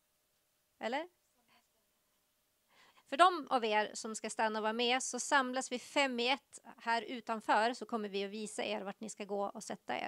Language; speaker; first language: Swedish; native; Swedish